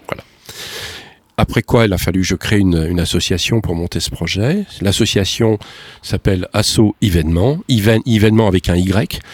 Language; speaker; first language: French; native; French